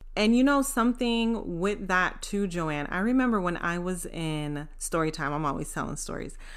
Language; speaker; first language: English; native; English